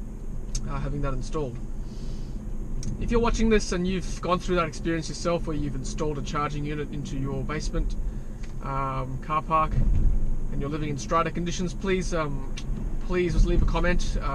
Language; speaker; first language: English; native; English